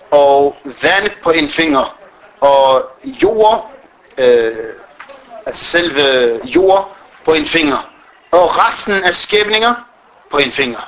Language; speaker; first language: Danish; early bilingual, other home language; Arabic